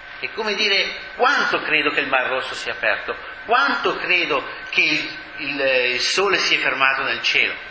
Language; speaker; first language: Italian; native; Italian